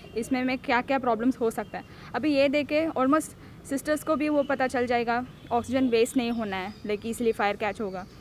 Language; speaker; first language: Hindi; non-native, local second language; Telugu